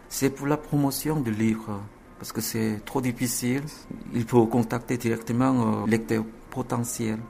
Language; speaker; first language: French; non-native, fluent; Korean